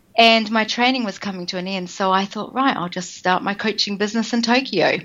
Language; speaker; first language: English; native; English